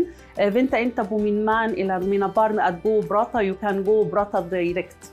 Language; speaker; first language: Swedish; non-native, learner; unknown